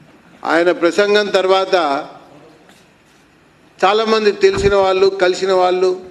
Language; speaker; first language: Telugu; native; Telugu